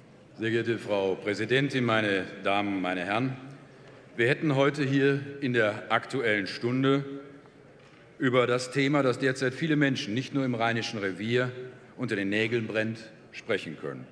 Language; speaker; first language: German; native; German